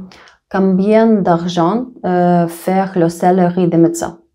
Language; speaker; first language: French; non-native, learner; Russian